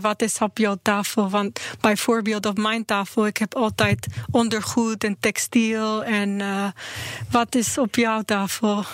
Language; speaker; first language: Dutch; non-native, learner; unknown